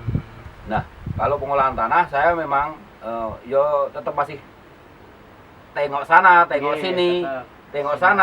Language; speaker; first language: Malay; non-native, local second language; Javanese